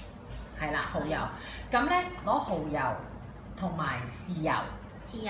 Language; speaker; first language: Cantonese; native; Cantonese